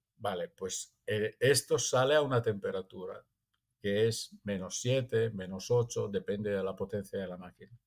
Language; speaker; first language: Spanish; non-native, fluent; Italian